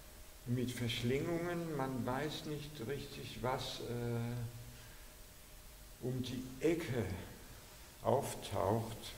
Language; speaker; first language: German; non-native, fluent; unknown